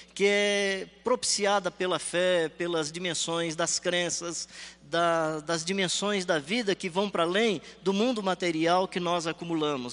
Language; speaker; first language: Portuguese; native; Portuguese